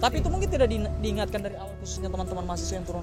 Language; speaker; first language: Indonesian; native; Indonesian